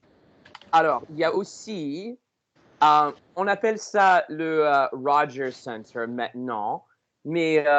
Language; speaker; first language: French; non-native, learner; English